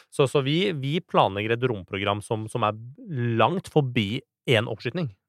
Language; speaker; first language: Norwegian; early bilingual, other home language; Persian